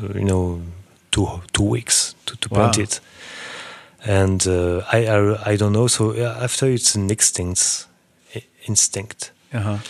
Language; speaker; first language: English; non-native, learner; French